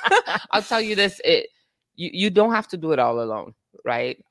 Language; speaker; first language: English; non-native, fluent; Italian